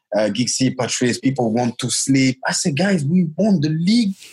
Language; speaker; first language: English; non-native, fluent; French